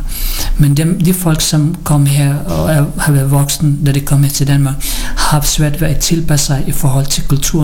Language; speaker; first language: Danish; non-native, fluent; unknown